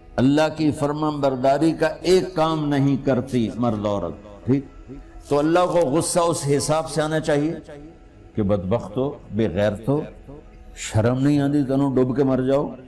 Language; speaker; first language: Urdu; non-native, local second language; Punjabi